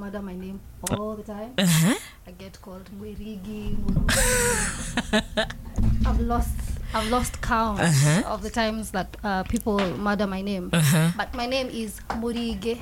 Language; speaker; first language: English; non-native, local second language; Kikuyu